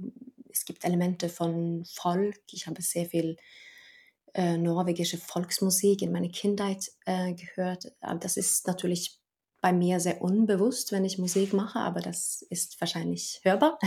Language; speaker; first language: German; non-native, fluent; Norwegian